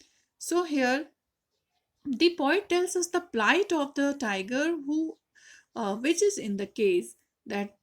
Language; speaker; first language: English; non-native, local second language; Hindi